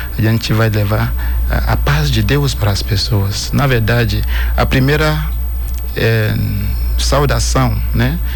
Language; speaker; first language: Portuguese; non-native, fluent; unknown